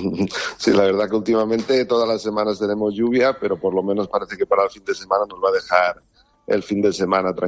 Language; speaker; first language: Spanish; native; Spanish